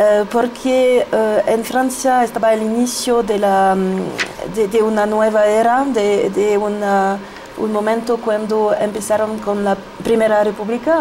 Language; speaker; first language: Spanish; non-native, fluent; French